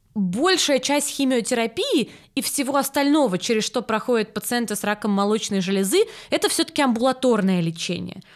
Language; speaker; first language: Russian; native; Russian